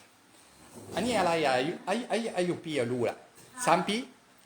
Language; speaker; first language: Thai; non-native, learner; French